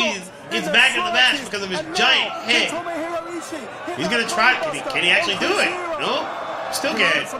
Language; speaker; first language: English; native; English